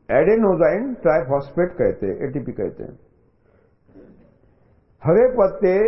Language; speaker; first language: Hindi; non-native, local second language; Marathi